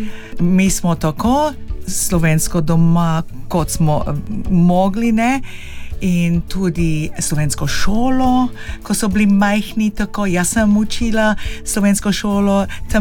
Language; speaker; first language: Slovenian; early bilingual, heritage; Slovenian